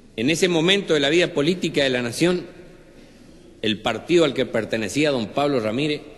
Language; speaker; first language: Spanish; native; Spanish